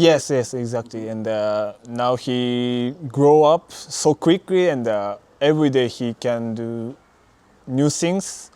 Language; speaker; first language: English; non-native, learner; Japanese